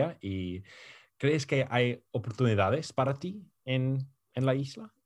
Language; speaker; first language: Spanish; non-native, fluent; English